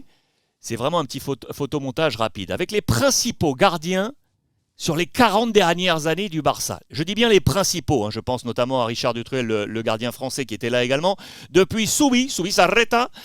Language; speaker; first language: French; native; French